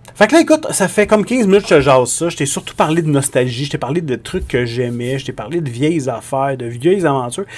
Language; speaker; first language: French; native; French